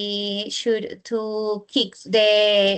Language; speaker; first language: English; non-native, learner; Spanish